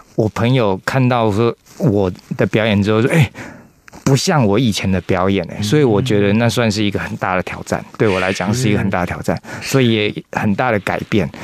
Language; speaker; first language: Chinese; non-native, local second language; Min Nan Chinese